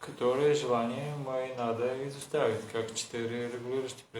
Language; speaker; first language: Russian; non-native, learner; Bulgarian